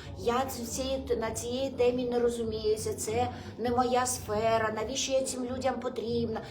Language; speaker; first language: Ukrainian; non-native, local second language; Russian